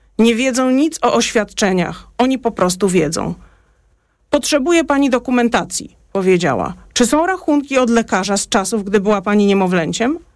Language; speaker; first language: Polish; native; Polish